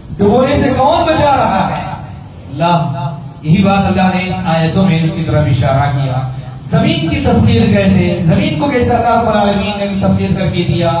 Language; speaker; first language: Urdu; native; Urdu